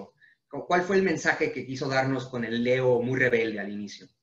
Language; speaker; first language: Spanish; native; Spanish